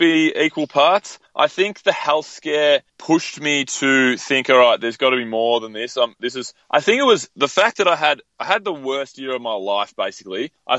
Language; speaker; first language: English; native; English